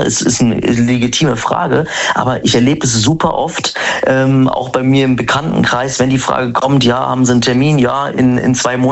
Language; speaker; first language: German; native; German